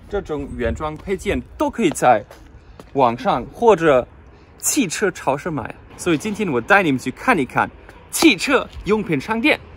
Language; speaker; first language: Chinese; non-native, fluent; German